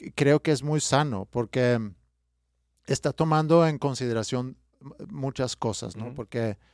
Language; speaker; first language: Spanish; non-native, fluent; Swedish